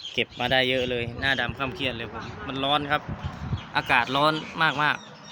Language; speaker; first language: Thai; native; Thai